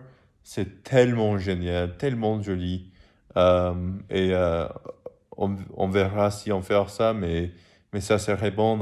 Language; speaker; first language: French; non-native, learner; English